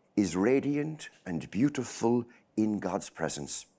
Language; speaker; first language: English; native; English